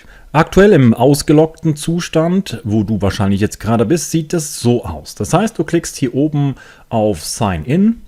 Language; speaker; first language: German; native; German